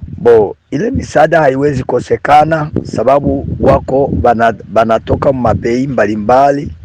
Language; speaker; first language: Swahili; native; Swahili